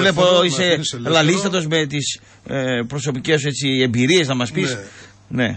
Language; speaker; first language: Greek; native; Greek